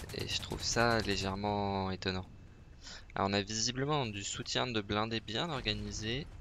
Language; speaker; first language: French; native; French